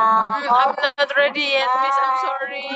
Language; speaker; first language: English; non-native, learner; Indonesian